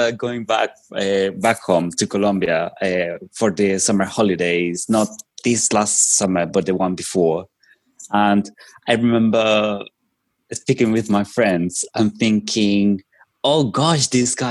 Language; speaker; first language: English; non-native, fluent; Spanish